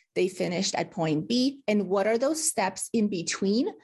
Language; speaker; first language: English; early bilingual, other home language; Russian